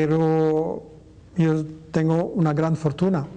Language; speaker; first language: Spanish; non-native, fluent; French